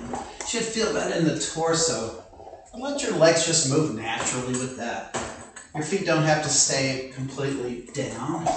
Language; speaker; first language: English; native; English